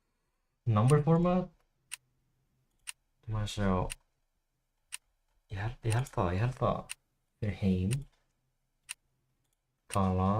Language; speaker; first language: Icelandic; non-native, learner; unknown